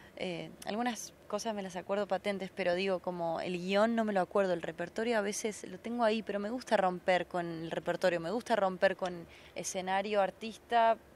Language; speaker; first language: Spanish; native; Spanish